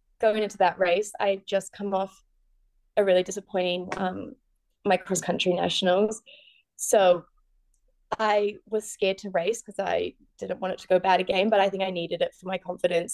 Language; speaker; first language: English; native; English